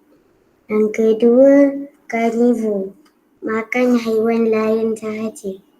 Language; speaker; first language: Malay; native; Malay